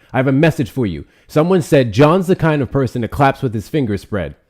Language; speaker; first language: English; native; English